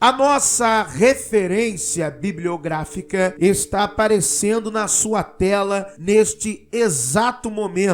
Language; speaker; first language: Portuguese; native; Portuguese